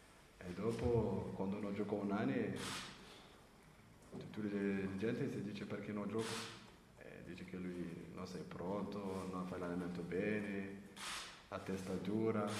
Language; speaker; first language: Italian; non-native, learner; French